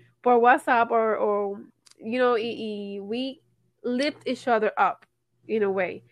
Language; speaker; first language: English; non-native, local second language; Spanish